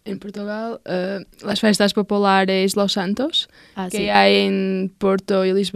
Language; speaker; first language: Spanish; non-native, learner; Portuguese